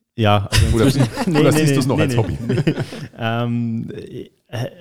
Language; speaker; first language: German; native; German